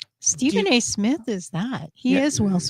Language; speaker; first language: English; native; English